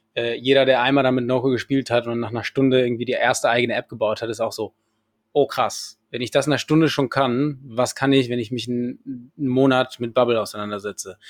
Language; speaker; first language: German; non-native, fluent; Spanish